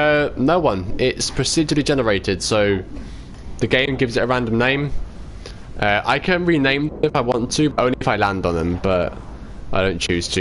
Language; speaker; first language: English; native; English